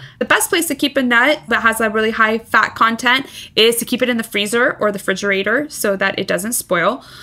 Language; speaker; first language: English; early bilingual, other home language; Persian